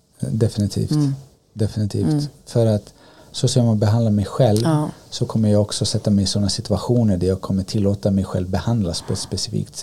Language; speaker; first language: Swedish; early bilingual, other home language; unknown